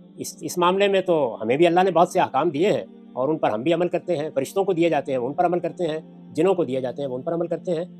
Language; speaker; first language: Urdu; non-native, local second language; Punjabi